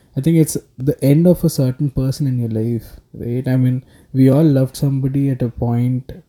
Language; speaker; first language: English; non-native, local second language; Telugu